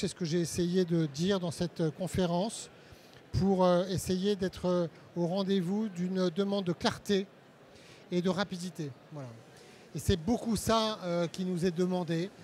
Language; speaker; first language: French; native; French